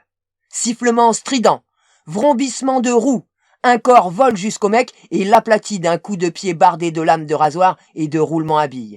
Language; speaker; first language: French; native; French